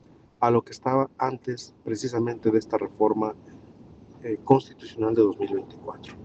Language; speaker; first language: Spanish; native; Spanish